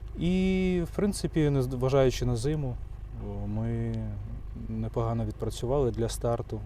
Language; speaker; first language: Ukrainian; native; Ukrainian